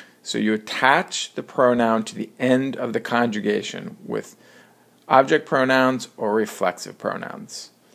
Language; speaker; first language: English; native; English